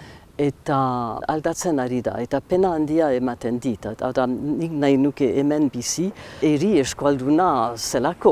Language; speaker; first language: Basque; non-native, local second language; English